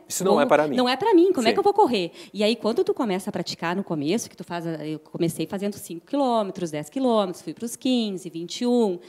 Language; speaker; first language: Portuguese; native; Portuguese